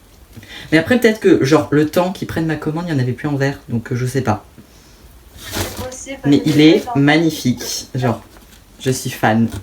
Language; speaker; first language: French; native; French